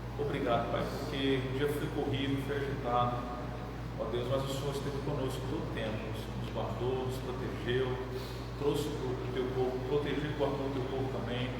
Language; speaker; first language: Portuguese; native; Portuguese